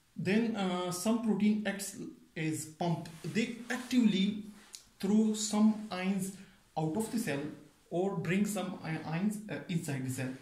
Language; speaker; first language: English; non-native, local second language; Pashto